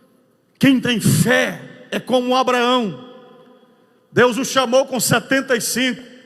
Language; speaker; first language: Portuguese; native; Portuguese